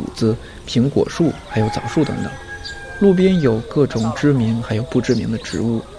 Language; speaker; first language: Chinese; native; Chinese